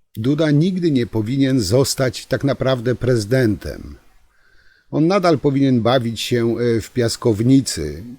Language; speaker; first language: Polish; native; Polish